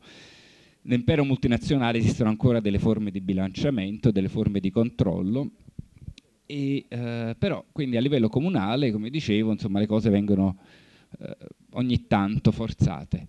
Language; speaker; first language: Italian; native; Italian